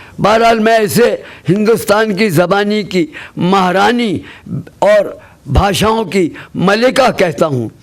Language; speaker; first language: Urdu; native; Urdu